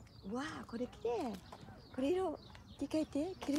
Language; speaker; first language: Japanese; non-native, learner; Vietnamese